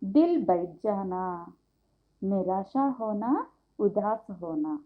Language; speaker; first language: Hindi; non-native, local second language; Telugu